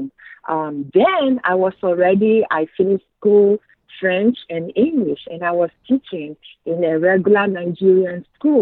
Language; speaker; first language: English; non-native, fluent; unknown